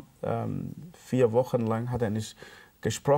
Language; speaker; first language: German; non-native, fluent; Arabic